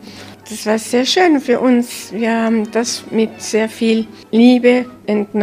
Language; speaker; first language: German; early bilingual, heritage; German